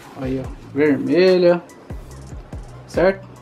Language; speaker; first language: Portuguese; native; Portuguese